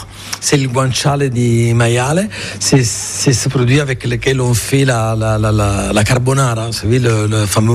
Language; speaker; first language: French; non-native, fluent; Italian